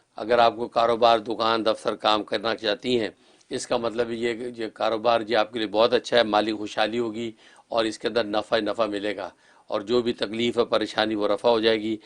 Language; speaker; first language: Urdu; native; Urdu